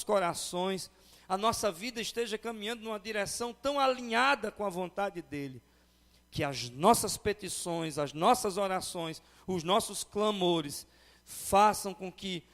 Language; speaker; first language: Portuguese; native; Portuguese